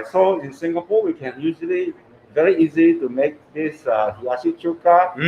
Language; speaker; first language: English; non-native, fluent; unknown